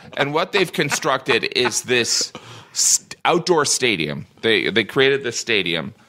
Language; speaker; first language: English; native; English